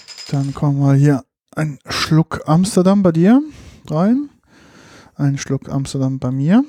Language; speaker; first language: German; native; German